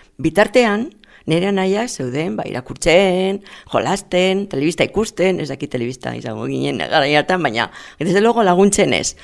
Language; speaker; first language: Basque; non-native, local second language; Spanish